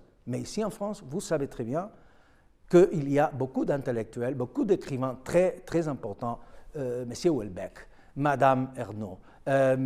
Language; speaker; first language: French; non-native, fluent; Spanish